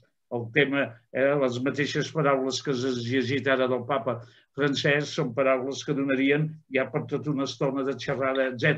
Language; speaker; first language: Catalan; native; Catalan